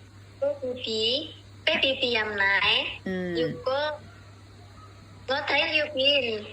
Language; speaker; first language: Cantonese; non-native, learner; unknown